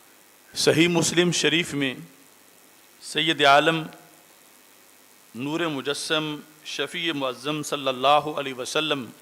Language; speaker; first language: Urdu; native; Urdu